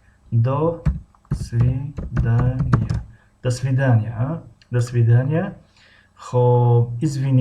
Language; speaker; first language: Russian; non-native, fluent; Tajik